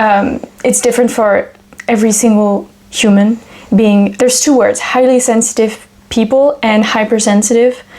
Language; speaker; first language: English; non-native, fluent; French